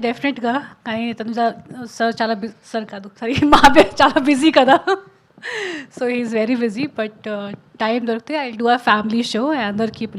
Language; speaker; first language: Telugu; non-native, fluent; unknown